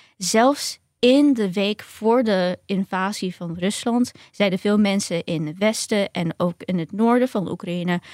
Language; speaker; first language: Dutch; early bilingual, other home language; Ukrainian